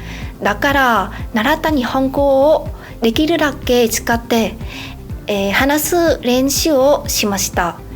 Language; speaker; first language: Japanese; non-native, learner; Vietnamese